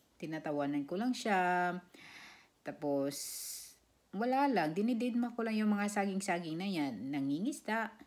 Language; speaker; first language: Filipino; non-native, local second language; Cebuano